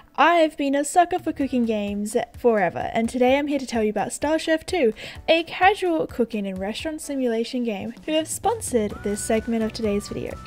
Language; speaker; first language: English; native; English